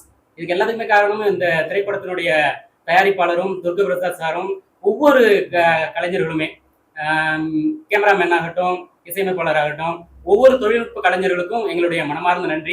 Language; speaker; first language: Tamil; native; Tamil